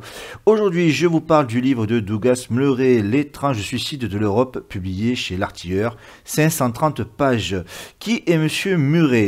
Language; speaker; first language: French; native; French